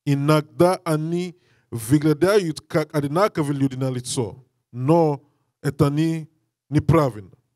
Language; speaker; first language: Russian; non-native, learner; English